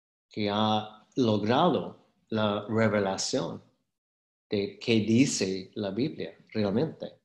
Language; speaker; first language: Spanish; non-native, fluent; English